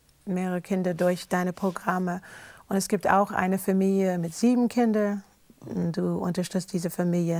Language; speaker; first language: German; non-native, fluent; English